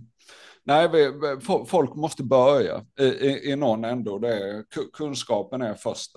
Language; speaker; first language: Swedish; native; Swedish